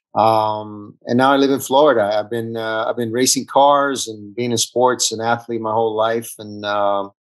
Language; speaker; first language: English; early bilingual, other home language; Italian